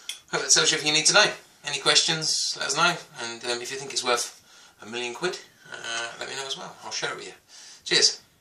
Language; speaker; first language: English; native; English